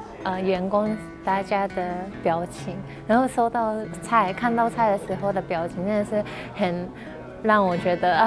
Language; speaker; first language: Chinese; non-native, fluent; Japanese